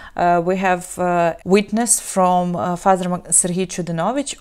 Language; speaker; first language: English; non-native, fluent; Ukrainian